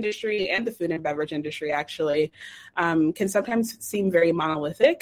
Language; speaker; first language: English; native; English